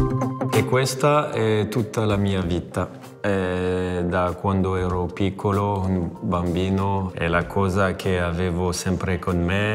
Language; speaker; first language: Italian; non-native, fluent; French